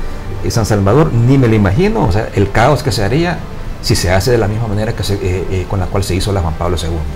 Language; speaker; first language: Spanish; native; Spanish